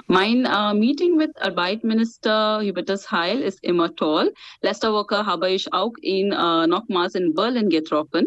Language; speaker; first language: German; non-native, fluent; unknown